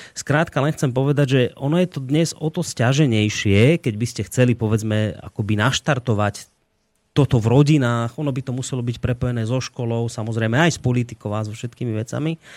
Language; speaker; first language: Slovak; native; Slovak